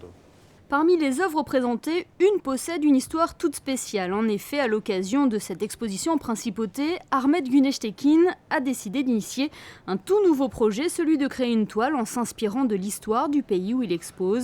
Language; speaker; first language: French; native; French